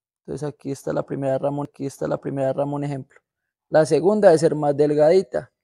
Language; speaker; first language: Spanish; native; Spanish